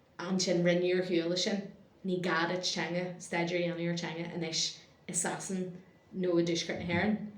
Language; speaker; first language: Irish; non-native, local second language; English